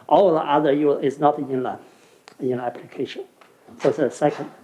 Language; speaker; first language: English; non-native, fluent; Chinese